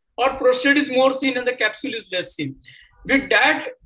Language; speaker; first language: English; non-native, local second language; Marathi